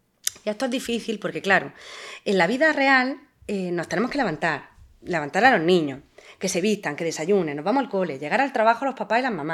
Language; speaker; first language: Spanish; native; Spanish